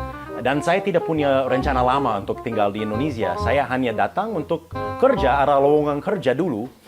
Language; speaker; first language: Indonesian; non-native, fluent; English